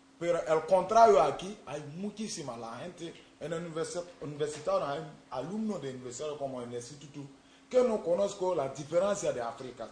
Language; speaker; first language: Spanish; non-native, learner; Mossi